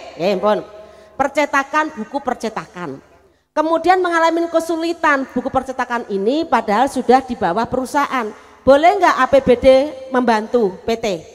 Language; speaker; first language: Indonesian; non-native, local second language; Javanese